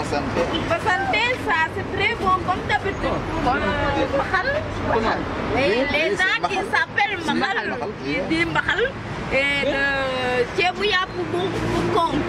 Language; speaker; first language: French; non-native, learner; Wolof